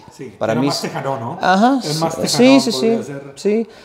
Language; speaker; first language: Spanish; non-native, fluent; Dutch